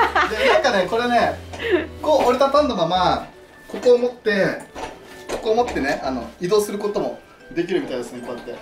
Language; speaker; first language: Japanese; native; Japanese